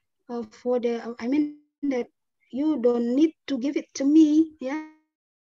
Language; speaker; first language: English; non-native, fluent; Indonesian